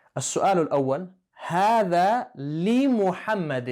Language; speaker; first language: Arabic; non-native, fluent; English